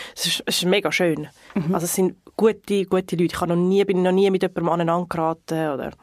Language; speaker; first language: German; non-native, fluent; Portuguese